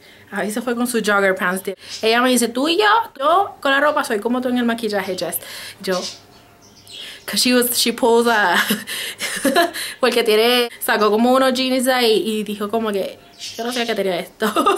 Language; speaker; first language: Spanish; native; Spanish